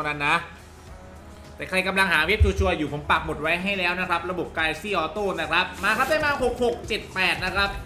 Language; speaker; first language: Thai; native; Thai